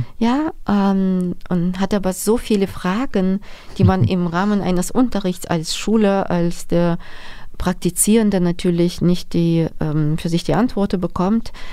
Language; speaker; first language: German; non-native, fluent; Russian